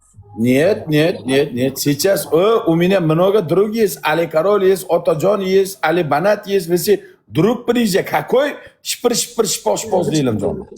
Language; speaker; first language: Russian; non-native, learner; Uzbek